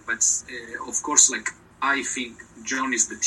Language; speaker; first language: English; non-native, learner; Italian